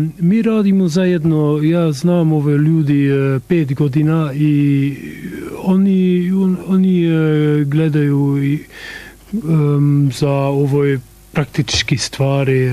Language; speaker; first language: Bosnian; non-native, learner; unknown